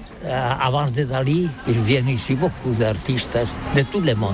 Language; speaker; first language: French; non-native, learner; Catalan